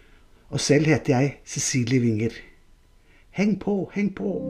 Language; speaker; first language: Norwegian; native; Norwegian